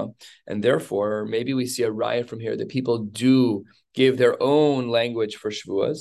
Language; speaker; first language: English; native; English